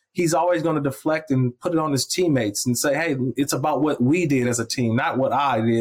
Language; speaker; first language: English; native; English